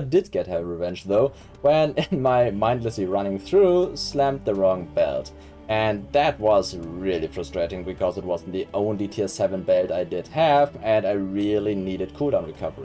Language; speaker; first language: English; non-native, fluent; German